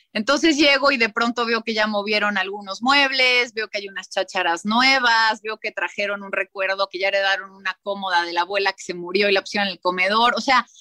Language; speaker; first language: Spanish; native; Spanish